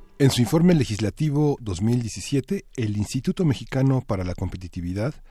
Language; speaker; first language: Spanish; native; Spanish